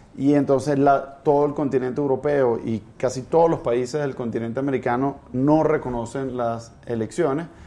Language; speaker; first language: Spanish; native; Spanish